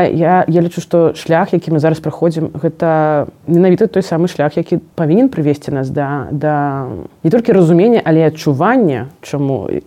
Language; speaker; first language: Belarusian; non-native, local second language; Russian